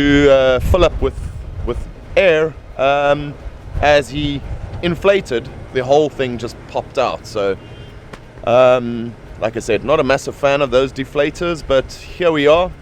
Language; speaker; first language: English; native; English